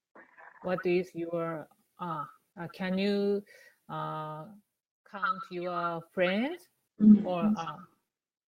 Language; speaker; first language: English; non-native, learner; Japanese